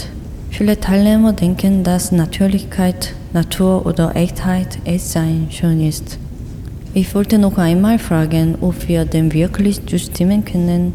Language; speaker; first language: German; non-native, fluent; Korean